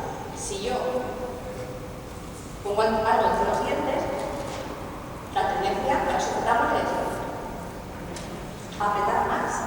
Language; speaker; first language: Spanish; native; Spanish